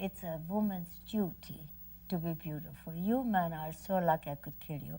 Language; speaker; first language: English; non-native, fluent; Hungarian